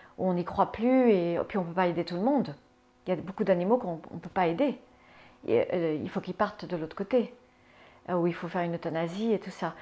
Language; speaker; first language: French; early bilingual, other home language; English